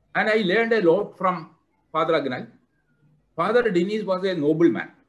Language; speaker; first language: English; non-native, local second language; Malayalam